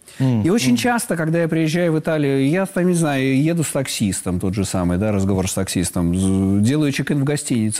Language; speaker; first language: Russian; native; Russian